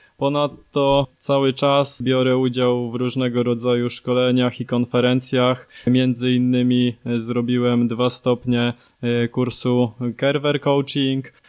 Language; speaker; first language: Polish; native; Polish